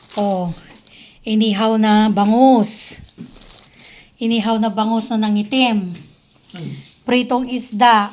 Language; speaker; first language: Filipino; native; Filipino